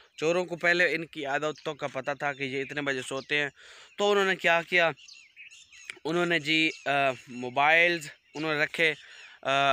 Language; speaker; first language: Urdu; non-native, local second language; Punjabi